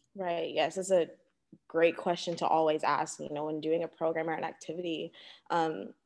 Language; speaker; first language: English; native; English